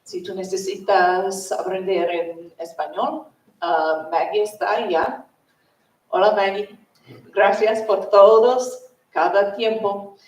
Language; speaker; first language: Spanish; non-native, learner; English